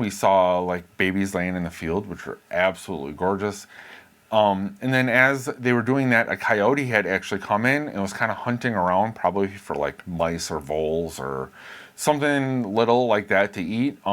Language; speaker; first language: English; native; English